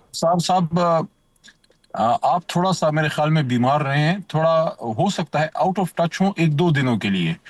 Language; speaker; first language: Urdu; non-native, local second language; Pashto